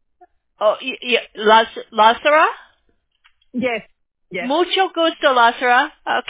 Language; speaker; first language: Spanish; non-native, learner; English